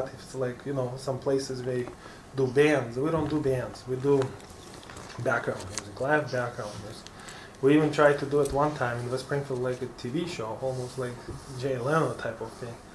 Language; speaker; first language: English; non-native, fluent; Lithuanian